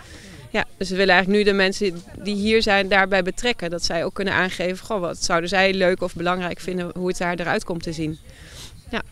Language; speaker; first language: Dutch; native; Dutch